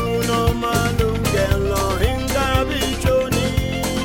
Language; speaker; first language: English; native; English